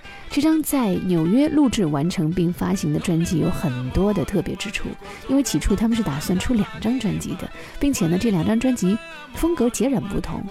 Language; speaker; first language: Chinese; native; Chinese